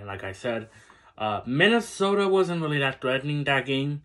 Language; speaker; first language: English; native; English